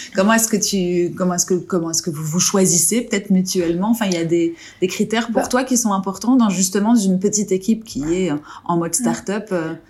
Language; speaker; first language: French; native; French